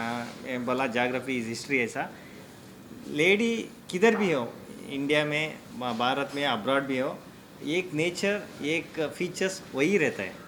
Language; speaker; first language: Hindi; non-native, local second language; Kannada